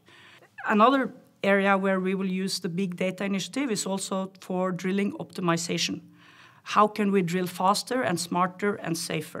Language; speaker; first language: English; non-native, fluent; Norwegian